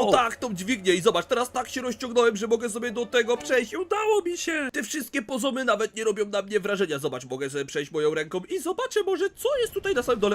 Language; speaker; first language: Polish; native; Polish